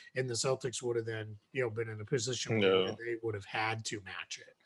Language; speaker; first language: English; native; English